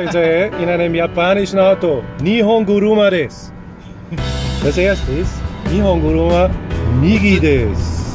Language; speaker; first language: Japanese; non-native, learner; German